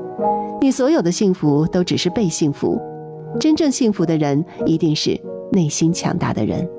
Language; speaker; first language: Chinese; native; Chinese